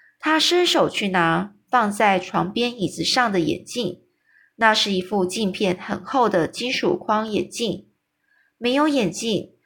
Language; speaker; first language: Chinese; native; Chinese